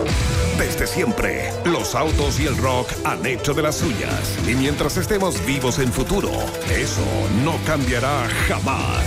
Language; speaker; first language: Spanish; native; Spanish